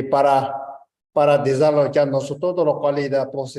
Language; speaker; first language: Spanish; non-native, learner; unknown